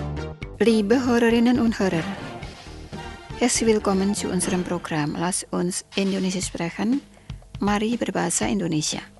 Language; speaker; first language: German; non-native, fluent; Indonesian